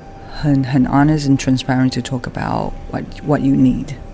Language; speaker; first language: English; non-native, fluent; Chinese